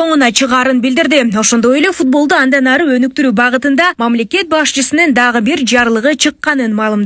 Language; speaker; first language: Kyrgyz; native; Kyrgyz